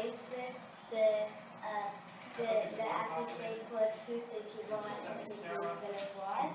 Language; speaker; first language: French; early bilingual, other home language; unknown